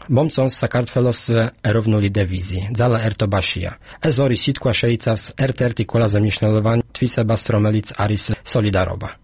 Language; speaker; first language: Georgian; non-native, fluent; Polish